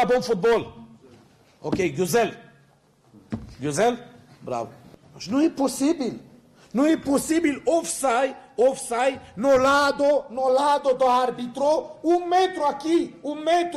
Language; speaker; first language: Portuguese; non-native, learner; Spanish